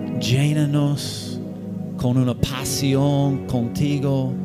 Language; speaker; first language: Spanish; non-native, learner; English